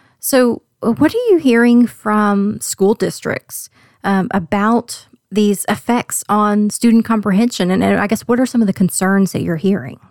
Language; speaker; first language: English; native; English